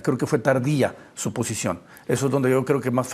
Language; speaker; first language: Spanish; native; Spanish